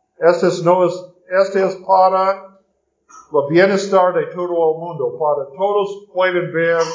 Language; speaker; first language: Spanish; non-native, learner; English